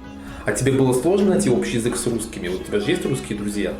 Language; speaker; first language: Russian; native; Russian